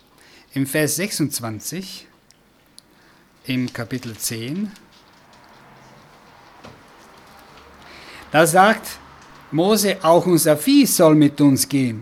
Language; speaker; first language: German; non-native, fluent; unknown